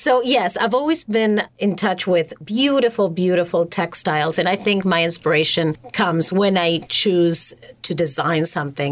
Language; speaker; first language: English; non-native, fluent; Spanish